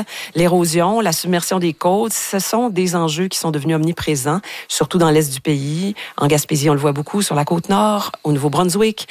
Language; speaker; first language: French; native; French